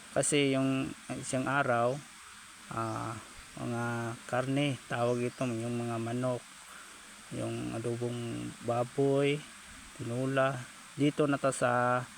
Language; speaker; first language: Filipino; non-native, local second language; Cebuano